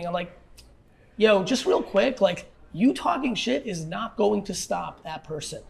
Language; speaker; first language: English; early bilingual, other home language; Russian